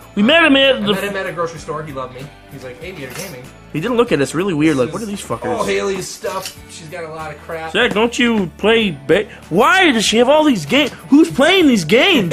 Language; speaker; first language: English; native; English